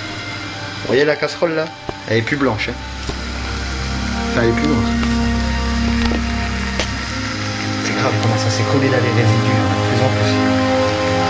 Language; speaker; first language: French; native; French